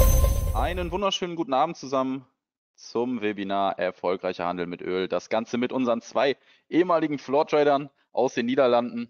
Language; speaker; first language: German; native; German